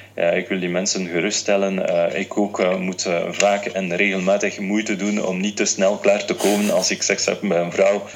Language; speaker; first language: Dutch; non-native, fluent; French